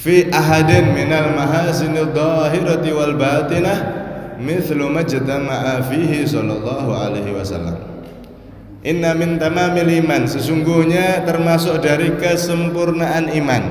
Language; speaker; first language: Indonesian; non-native, local second language; Javanese